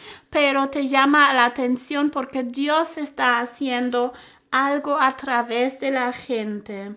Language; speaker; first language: Spanish; non-native, fluent; German